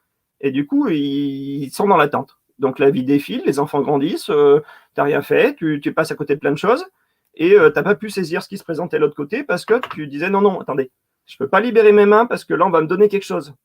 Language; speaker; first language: French; native; French